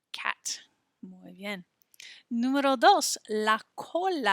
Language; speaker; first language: Spanish; non-native, fluent; English